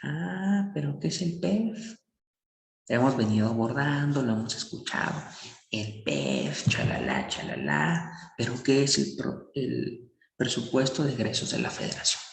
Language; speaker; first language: Spanish; native; Spanish